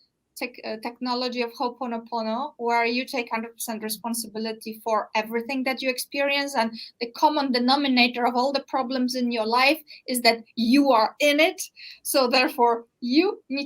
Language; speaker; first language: English; non-native, fluent; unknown